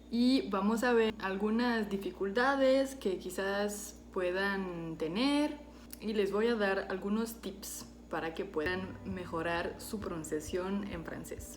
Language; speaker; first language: Spanish; non-native, fluent; French